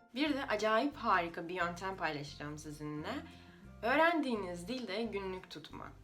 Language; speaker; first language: Turkish; non-native, fluent; Russian